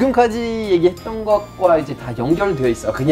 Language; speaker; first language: Korean; non-native, fluent; French